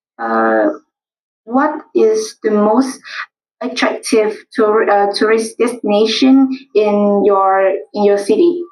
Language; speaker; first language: English; non-native, learner; Vietnamese